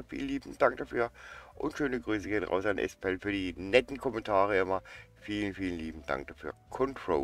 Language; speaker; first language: German; native; German